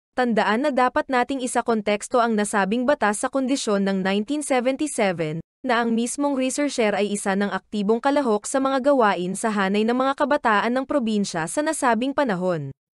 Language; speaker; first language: Filipino; native; Filipino